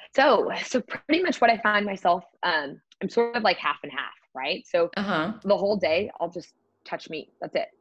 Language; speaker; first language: English; native; English